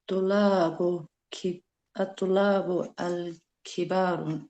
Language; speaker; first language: Arabic; non-native, learner; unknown